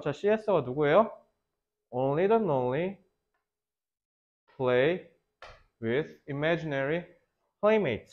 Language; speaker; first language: English; non-native, fluent; Korean